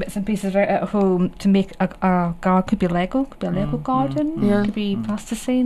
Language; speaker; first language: English; native; English